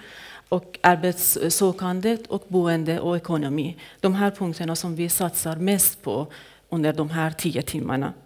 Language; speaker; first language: Swedish; non-native, fluent; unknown